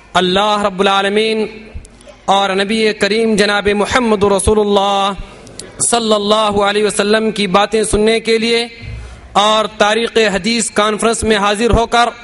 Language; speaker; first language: Urdu; native; Urdu